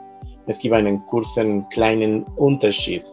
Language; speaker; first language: German; non-native, fluent; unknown